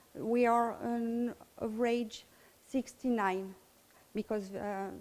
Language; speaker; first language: English; non-native, learner; French